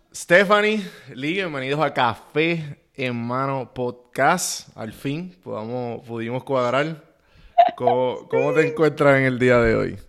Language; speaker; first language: Spanish; native; Spanish